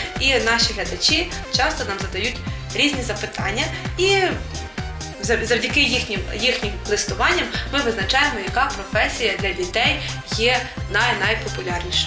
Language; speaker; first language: Ukrainian; native; Ukrainian